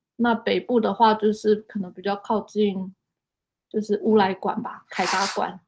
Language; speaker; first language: Chinese; native; Chinese